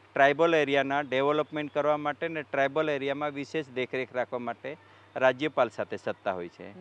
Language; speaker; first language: Gujarati; non-native, local second language; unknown